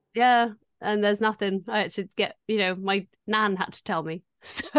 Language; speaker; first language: English; native; English